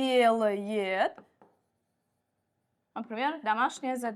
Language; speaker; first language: Russian; non-native, local second language; Uzbek